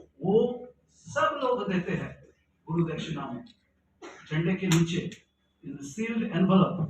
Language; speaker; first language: Hindi; non-native, local second language; Bangla